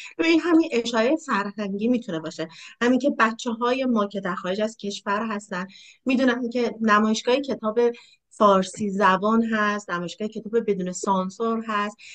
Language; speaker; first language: Persian; native; Persian